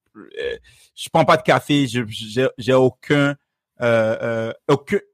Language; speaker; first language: French; non-native, local second language; Fon